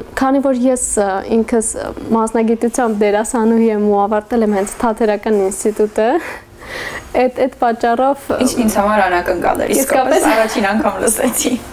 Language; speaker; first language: Armenian; native; Armenian